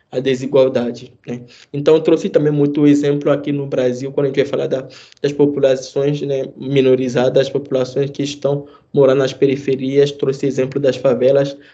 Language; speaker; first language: Portuguese; non-native, fluent; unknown